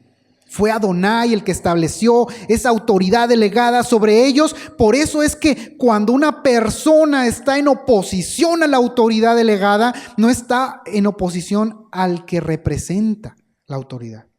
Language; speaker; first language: Spanish; native; Spanish